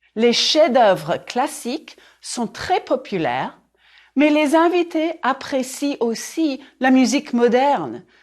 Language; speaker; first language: French; non-native, fluent; English